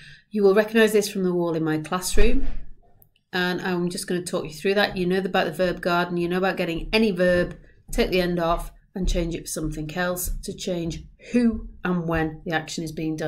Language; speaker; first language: English; native; English